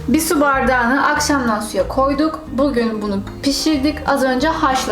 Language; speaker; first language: Turkish; native; Turkish